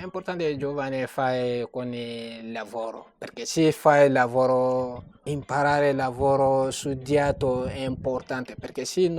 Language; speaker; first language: Italian; non-native, learner; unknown